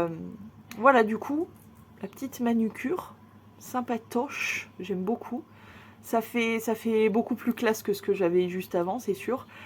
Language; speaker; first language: French; native; French